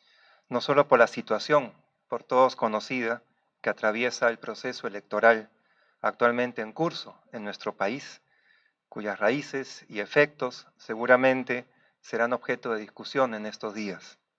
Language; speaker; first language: Spanish; native; Spanish